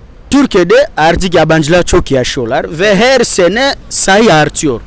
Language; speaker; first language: Turkish; non-native, fluent; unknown